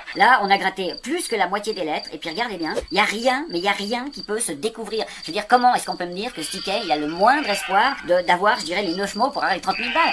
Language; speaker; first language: French; native; French